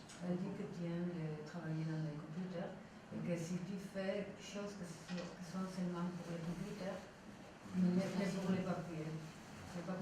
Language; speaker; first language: French; non-native, learner; Spanish